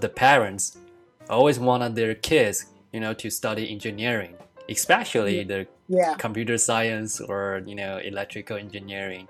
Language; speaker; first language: English; non-native, fluent; Chinese